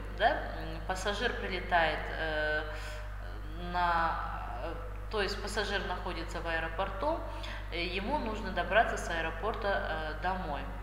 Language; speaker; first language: Russian; non-native, local second language; Kazakh